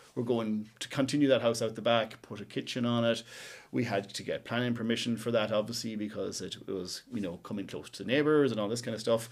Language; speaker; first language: English; native; English